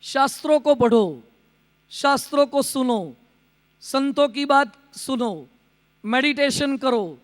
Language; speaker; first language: Hindi; non-native, local second language; Gujarati